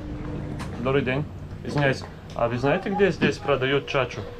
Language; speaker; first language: Russian; non-native, local second language; Latvian